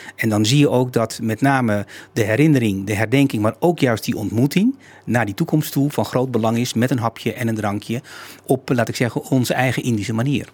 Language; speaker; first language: Dutch; native; Dutch